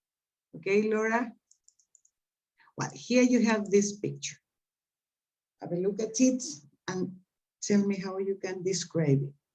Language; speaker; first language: English; non-native, fluent; Spanish